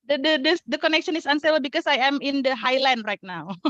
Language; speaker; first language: English; non-native, fluent; Indonesian